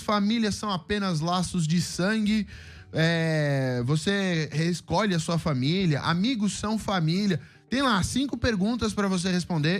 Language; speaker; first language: Portuguese; native; Portuguese